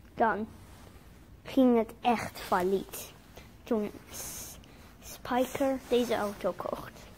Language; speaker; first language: Dutch; non-native, learner; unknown